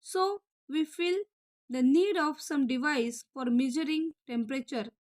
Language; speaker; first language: English; non-native, local second language; Marathi